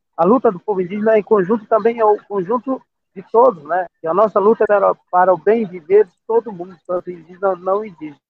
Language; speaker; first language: Portuguese; non-native, local second language; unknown